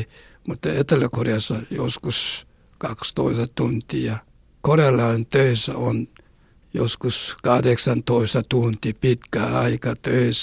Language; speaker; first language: Finnish; non-native, learner; Korean